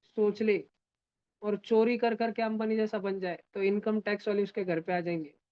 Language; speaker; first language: Hindi; non-native, local second language; Marathi